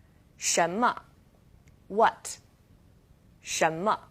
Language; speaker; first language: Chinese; non-native, fluent; English